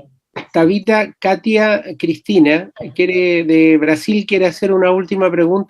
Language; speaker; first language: Spanish; native; Spanish